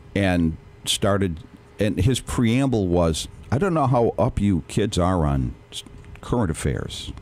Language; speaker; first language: English; native; English